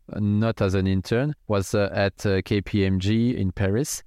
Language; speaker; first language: English; non-native, fluent; French